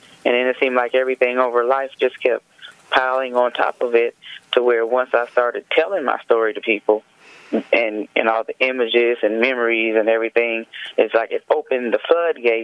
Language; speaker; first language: English; native; English